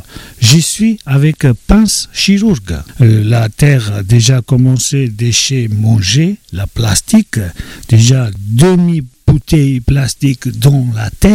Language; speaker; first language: French; non-native, learner; Georgian